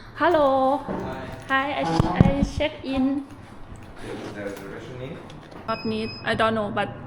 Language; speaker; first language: English; non-native, learner; Thai